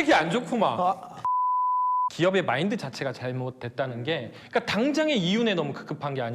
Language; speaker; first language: Korean; native; Korean